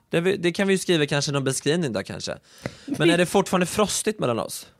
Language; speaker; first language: Swedish; native; Swedish